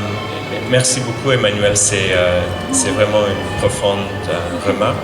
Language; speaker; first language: French; non-native, fluent; English